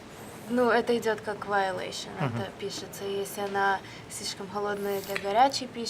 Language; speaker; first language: Russian; early bilingual, other home language; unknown